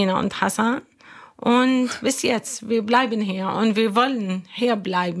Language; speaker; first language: German; non-native, learner; Arabic